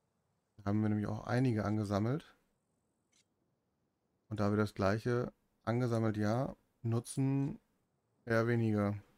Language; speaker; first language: German; native; German